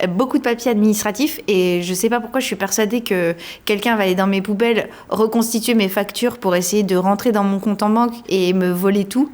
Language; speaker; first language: French; native; French